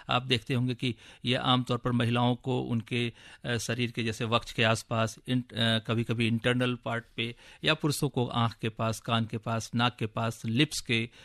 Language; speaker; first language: Hindi; native; Hindi